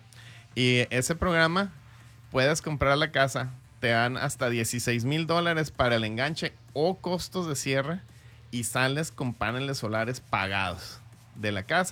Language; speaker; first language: Spanish; native; Spanish